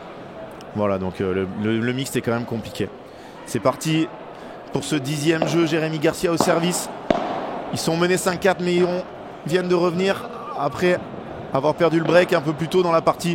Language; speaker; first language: French; native; French